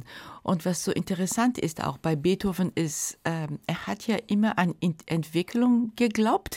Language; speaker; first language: German; non-native, fluent; Japanese